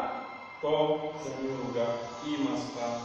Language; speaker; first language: Japanese; non-native, learner; Indonesian